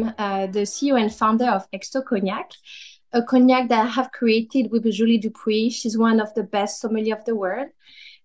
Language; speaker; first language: English; non-native, fluent; French